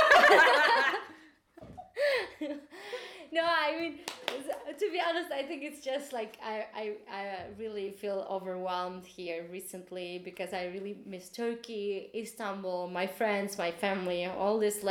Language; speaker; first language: English; non-native, fluent; Turkish